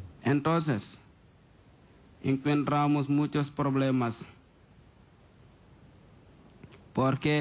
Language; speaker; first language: Spanish; non-native, learner; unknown